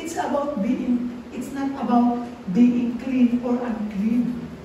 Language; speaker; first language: English; non-native, local second language; Filipino